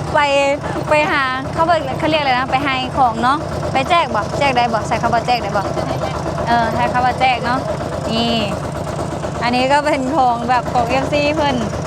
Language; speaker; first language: Thai; non-native, local second language; Lao